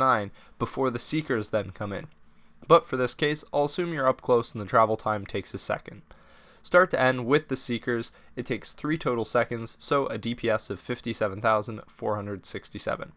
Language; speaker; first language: English; native; English